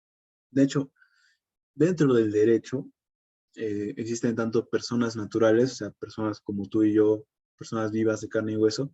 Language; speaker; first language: Spanish; native; Spanish